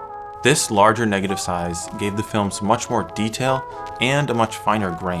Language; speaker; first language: English; native; English